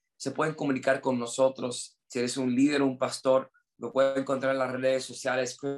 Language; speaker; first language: Spanish; non-native, fluent; English